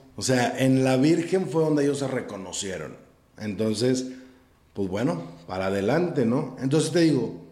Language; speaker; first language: Spanish; native; Spanish